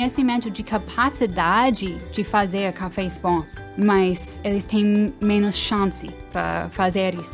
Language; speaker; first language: Portuguese; non-native, fluent; English